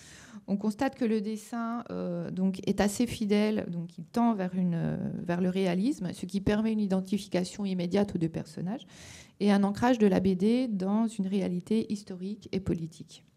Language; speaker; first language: French; native; French